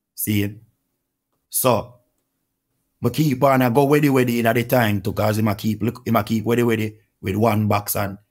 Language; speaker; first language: English; non-native, local second language; Jamaican Creole English